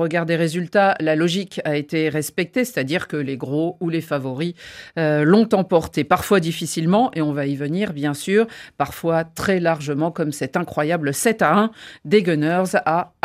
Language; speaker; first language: French; native; French